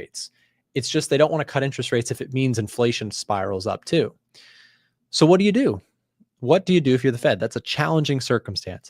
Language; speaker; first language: English; native; English